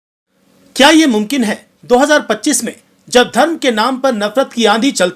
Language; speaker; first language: Hindi; native; Hindi